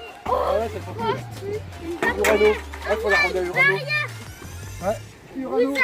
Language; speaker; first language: French; native; French